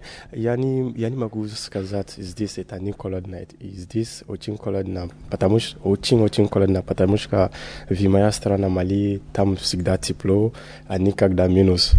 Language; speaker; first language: Russian; non-native, learner; Bambara